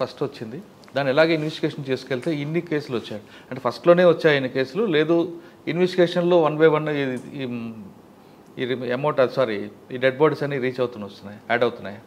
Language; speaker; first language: Telugu; native; Telugu